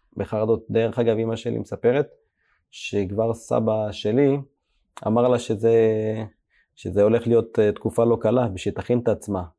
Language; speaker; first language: Hebrew; early bilingual, other home language; Amharic